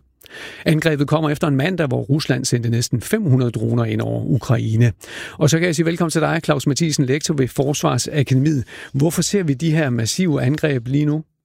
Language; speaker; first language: Danish; native; Danish